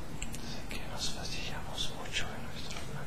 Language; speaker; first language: Spanish; non-native, learner; French